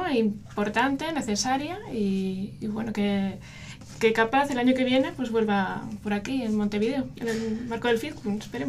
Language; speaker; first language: Spanish; native; Spanish